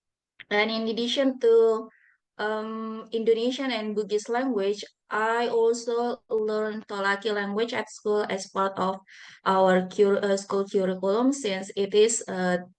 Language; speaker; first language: English; non-native, fluent; Buginese